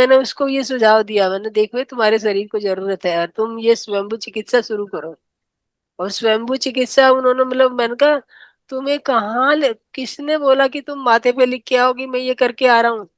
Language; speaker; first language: Hindi; native; Hindi